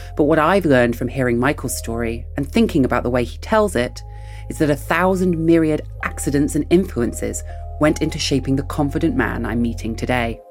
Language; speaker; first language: English; native; English